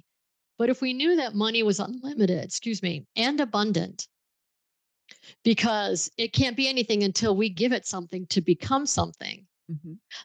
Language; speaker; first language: English; native; English